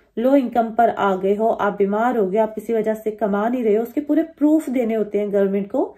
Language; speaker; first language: Urdu; native; Urdu